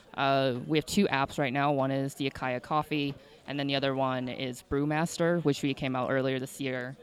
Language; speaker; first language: English; native; English